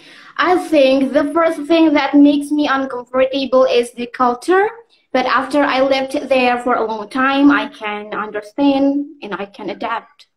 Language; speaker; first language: English; non-native, learner; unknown